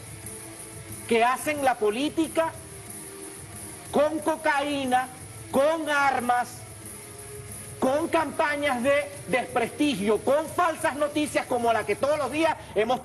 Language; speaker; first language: Spanish; native; Spanish